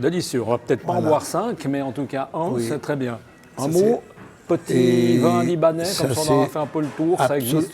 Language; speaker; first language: French; native; French